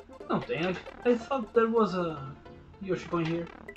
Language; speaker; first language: English; non-native, fluent; Portuguese